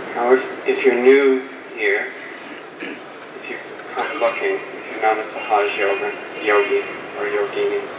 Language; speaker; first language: English; native; English